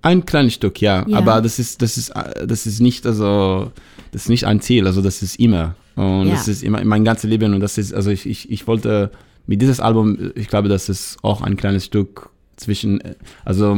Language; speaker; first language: German; non-native, learner; Hebrew